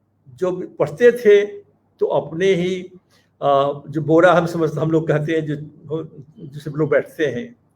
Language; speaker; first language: Hindi; native; Hindi